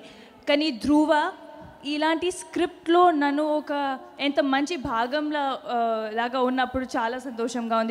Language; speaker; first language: Telugu; non-native, fluent; Punjabi